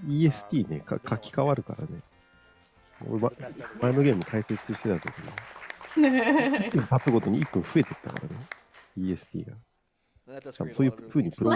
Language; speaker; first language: Japanese; native; Japanese